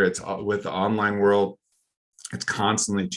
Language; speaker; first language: English; native; English